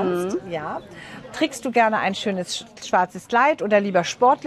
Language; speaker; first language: German; native; German